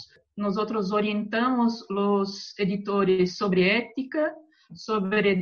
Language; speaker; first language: Spanish; non-native, fluent; Portuguese